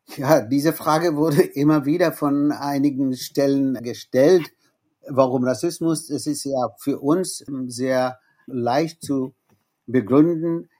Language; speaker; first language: German; non-native, fluent; Bangla